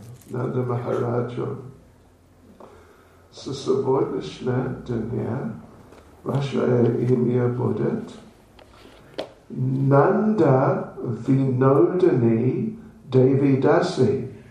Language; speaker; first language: Russian; non-native, learner; English